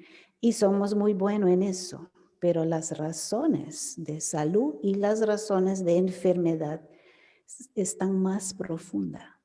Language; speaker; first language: Spanish; non-native, fluent; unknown